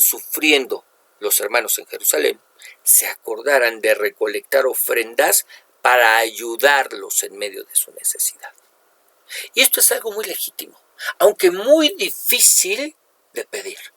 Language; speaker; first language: Spanish; native; Spanish